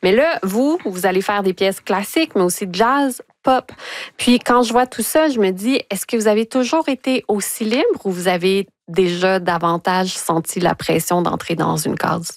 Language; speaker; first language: French; native; French